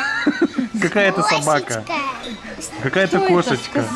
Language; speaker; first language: Russian; native; Russian